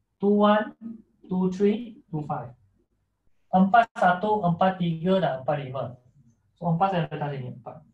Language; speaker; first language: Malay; non-native, local second language; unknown